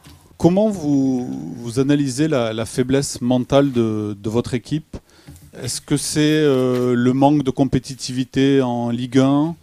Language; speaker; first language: French; native; French